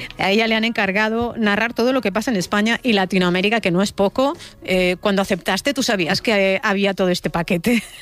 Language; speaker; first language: Spanish; native; Spanish